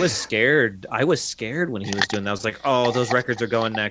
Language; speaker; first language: English; native; English